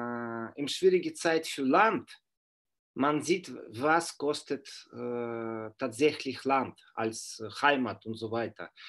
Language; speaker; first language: German; non-native, fluent; Russian